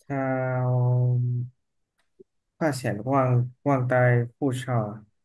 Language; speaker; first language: Chinese; non-native, learner; Vietnamese